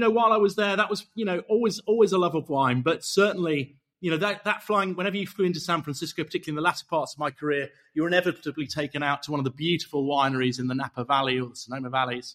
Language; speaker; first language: English; native; English